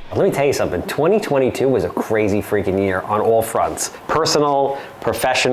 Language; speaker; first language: English; native; English